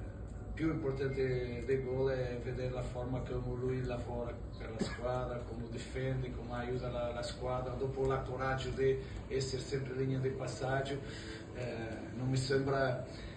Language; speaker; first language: Italian; non-native, fluent; Portuguese